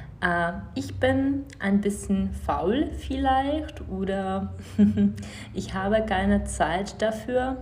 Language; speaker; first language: German; non-native, fluent; Czech